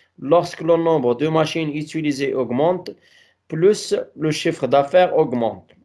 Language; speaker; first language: French; non-native, local second language; Arabic